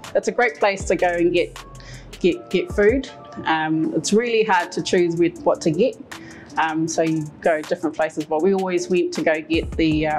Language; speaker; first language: English; native; English